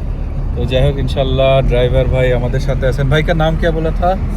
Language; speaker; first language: Hindi; non-native, learner; Bangla